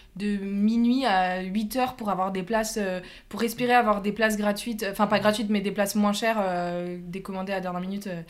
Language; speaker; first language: French; native; French